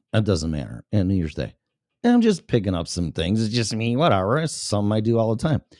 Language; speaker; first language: English; native; English